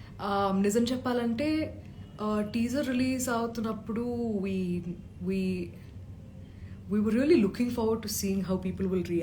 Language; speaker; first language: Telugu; non-native, local second language; Malayalam